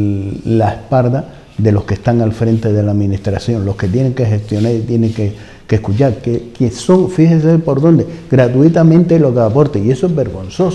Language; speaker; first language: Spanish; native; Spanish